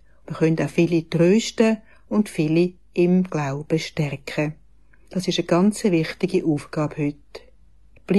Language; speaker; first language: German; native; German